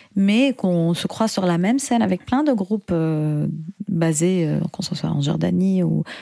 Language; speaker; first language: French; non-native, fluent; Arabic